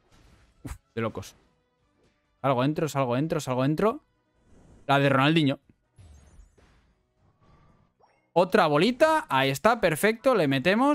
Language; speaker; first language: Spanish; native; Spanish